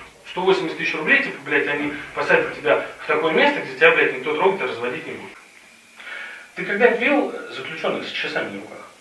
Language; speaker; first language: Russian; native; Russian